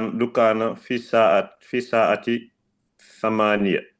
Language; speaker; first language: Arabic; non-native, learner; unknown